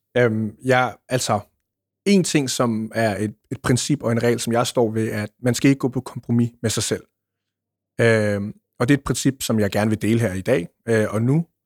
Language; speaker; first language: Danish; early bilingual, other home language; Punjabi